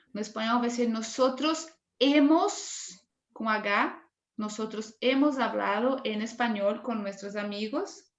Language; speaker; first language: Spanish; non-native, fluent; Portuguese